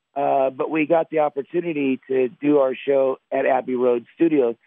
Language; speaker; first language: English; native; English